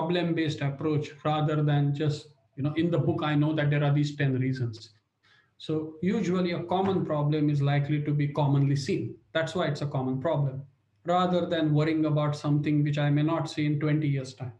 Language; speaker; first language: English; non-native, local second language; Marathi